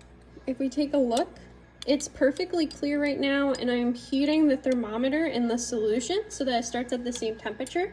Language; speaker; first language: English; native; English